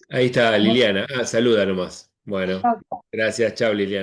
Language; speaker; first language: Spanish; native; Spanish